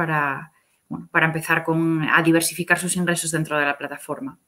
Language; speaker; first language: Spanish; native; Spanish